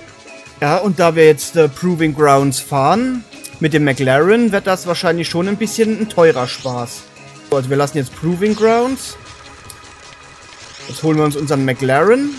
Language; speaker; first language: German; native; German